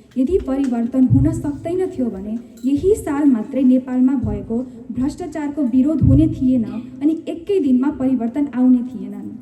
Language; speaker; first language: Nepali; early bilingual, heritage; Nepali